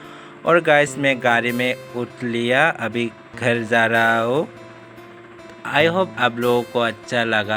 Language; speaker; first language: Hindi; non-native, local second language; Assamese